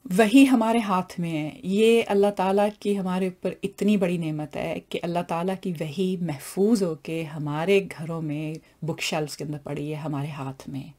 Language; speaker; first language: Urdu; non-native, local second language; Punjabi